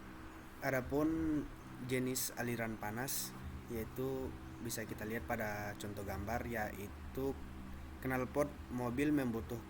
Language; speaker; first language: Indonesian; native; Indonesian